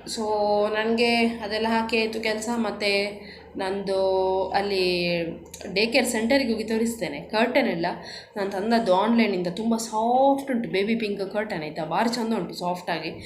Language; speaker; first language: Kannada; non-native, local second language; Konkani